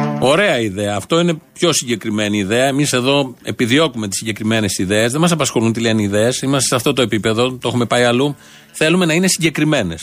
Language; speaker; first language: Greek; native; Greek